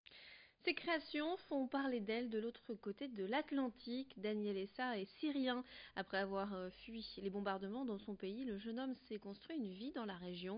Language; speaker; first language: French; native; French